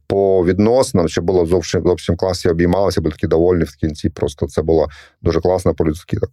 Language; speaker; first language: Ukrainian; non-native, local second language; Russian